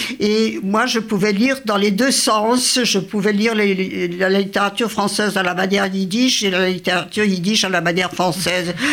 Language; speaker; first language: French; early bilingual, other home language; Yiddish